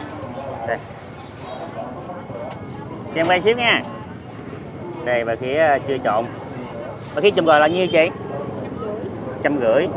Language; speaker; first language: Vietnamese; native; Vietnamese